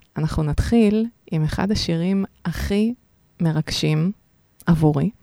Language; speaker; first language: Hebrew; early bilingual, other home language; Russian